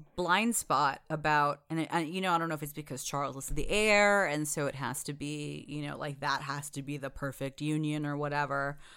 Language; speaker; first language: English; native; English